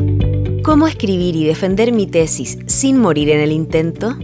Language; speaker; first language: Spanish; native; Spanish